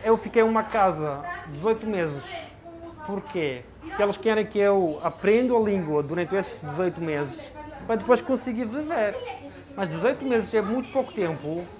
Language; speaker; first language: Portuguese; non-native, fluent; Arabic